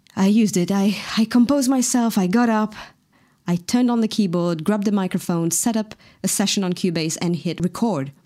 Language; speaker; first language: English; non-native, fluent; Morisyen